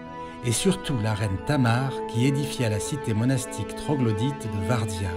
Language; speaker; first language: French; native; French